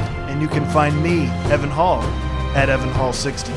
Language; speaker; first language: English; native; English